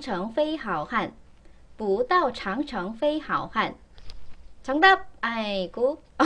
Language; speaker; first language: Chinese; non-native, fluent; Korean